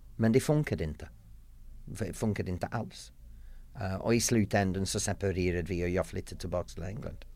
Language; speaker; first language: Swedish; non-native, fluent; English